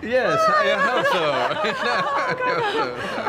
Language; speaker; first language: English; non-native, learner; French